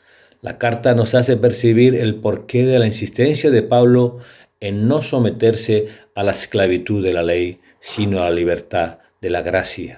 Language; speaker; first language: Spanish; native; Spanish